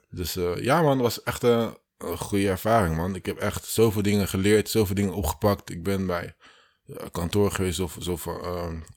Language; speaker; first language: Dutch; early bilingual, other home language; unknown